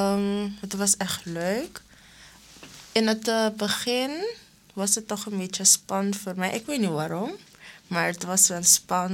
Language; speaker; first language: Dutch; non-native, local second language; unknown